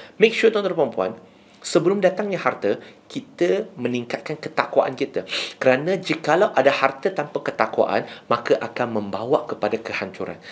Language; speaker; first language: Malay; non-native, local second language; Chinese